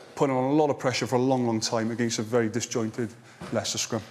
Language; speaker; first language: English; native; English